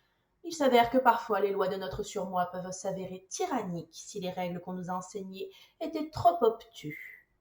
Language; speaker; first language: French; native; French